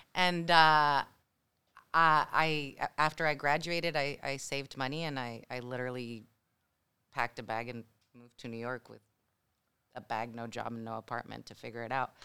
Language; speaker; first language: English; early bilingual, other home language; Spanish